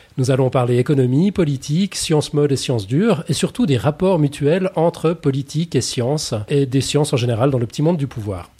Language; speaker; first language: French; native; French